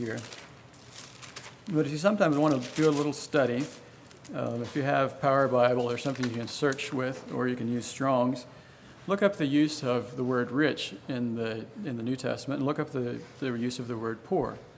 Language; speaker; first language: English; native; English